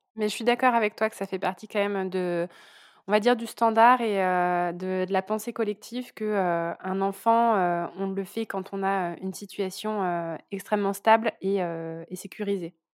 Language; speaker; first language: French; native; French